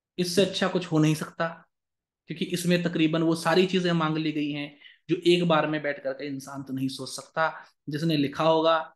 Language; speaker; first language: Hindi; native; Hindi